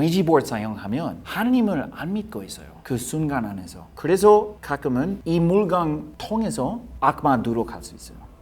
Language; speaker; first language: Korean; non-native, learner; English